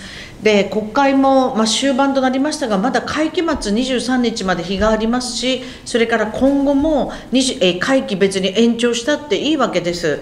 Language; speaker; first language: Japanese; native; Japanese